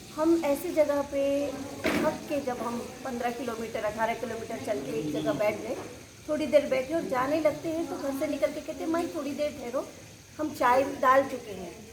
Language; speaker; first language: Hindi; non-native, local second language; Nepali